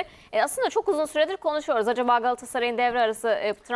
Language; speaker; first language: Turkish; native; Turkish